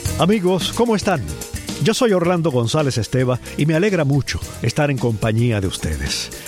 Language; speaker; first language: Spanish; native; Spanish